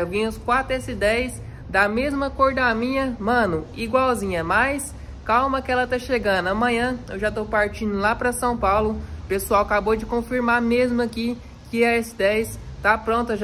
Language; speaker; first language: Portuguese; native; Portuguese